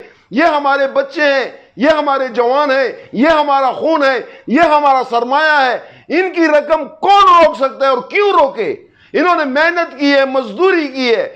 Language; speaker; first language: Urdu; non-native, local second language; Pashto